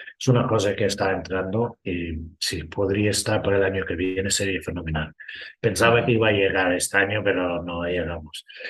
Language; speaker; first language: Spanish; non-native, fluent; English